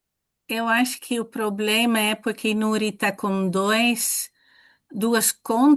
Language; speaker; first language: Portuguese; non-native, fluent; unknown